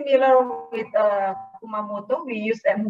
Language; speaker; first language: English; non-native, fluent; Indonesian